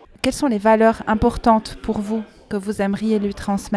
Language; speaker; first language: French; native; French